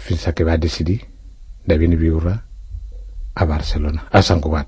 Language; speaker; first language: Catalan; non-native, fluent; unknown